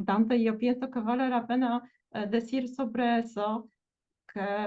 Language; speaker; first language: Spanish; non-native, fluent; Portuguese